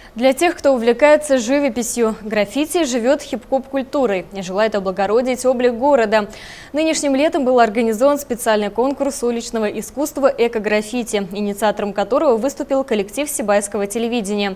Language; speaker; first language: Russian; native; Russian